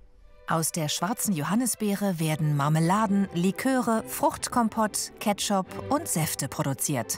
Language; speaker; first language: German; native; German